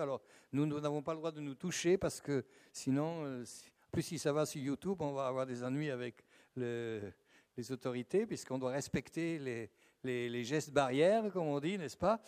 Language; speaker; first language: French; native; French